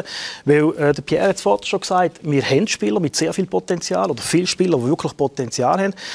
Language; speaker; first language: German; native; German